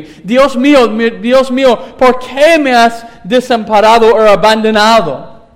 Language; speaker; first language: Spanish; non-native, fluent; English